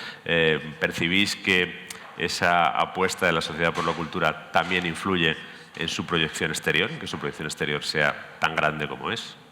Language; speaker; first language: Spanish; native; Spanish